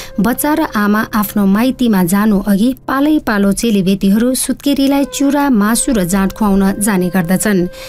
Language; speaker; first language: Nepali; non-native, local second language; Newari